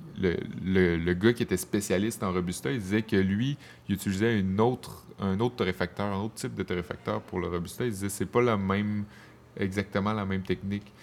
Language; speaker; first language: French; native; French